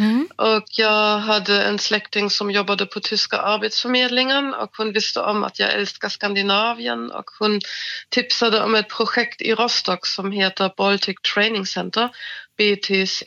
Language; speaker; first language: Swedish; non-native, fluent; German